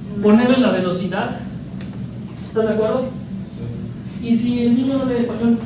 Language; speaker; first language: Spanish; native; Spanish